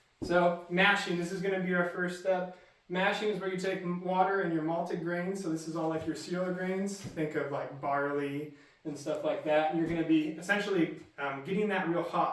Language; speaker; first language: English; native; English